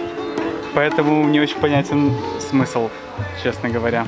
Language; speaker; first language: Russian; native; Russian